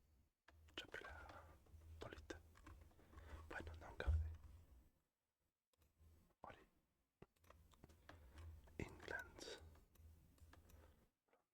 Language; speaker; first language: Basque; non-native, learner; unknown